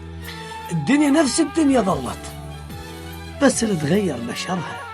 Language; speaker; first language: Arabic; native; Arabic